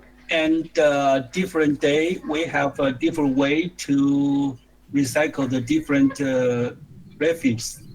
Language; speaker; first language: English; non-native, learner; Chinese